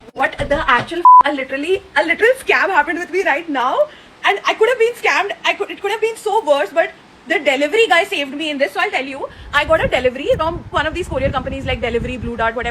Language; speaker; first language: English; non-native, local second language; Hindi